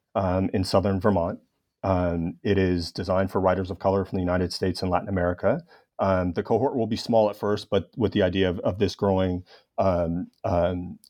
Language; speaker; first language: English; native; English